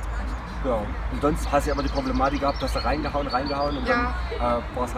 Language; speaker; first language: German; native; German